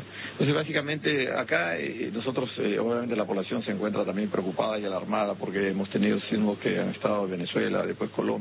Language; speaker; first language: Spanish; native; Spanish